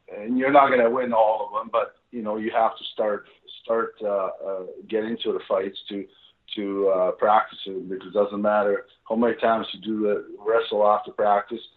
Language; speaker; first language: English; non-native, fluent; Czech